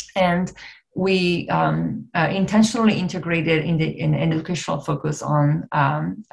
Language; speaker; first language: English; non-native, fluent; Italian